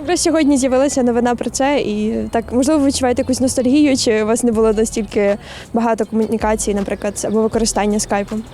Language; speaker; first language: Ukrainian; native; Ukrainian